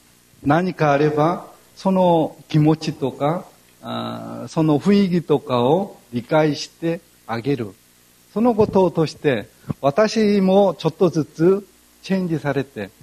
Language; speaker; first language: Japanese; non-native, fluent; Korean